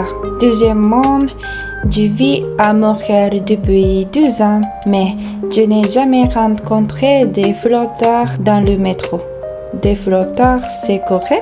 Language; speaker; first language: French; non-native, learner; Japanese